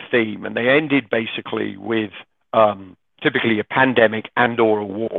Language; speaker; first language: English; native; English